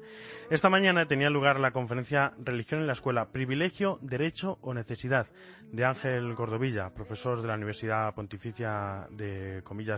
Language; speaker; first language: Spanish; native; Spanish